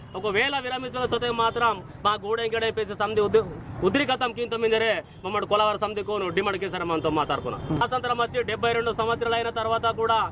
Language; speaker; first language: Telugu; non-native, local second language; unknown